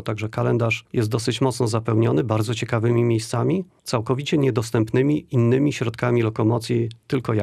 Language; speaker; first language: Polish; native; Polish